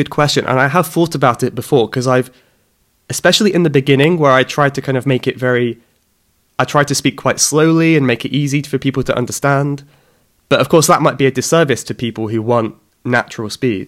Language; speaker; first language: English; native; English